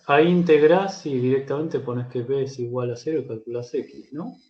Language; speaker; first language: Spanish; native; Spanish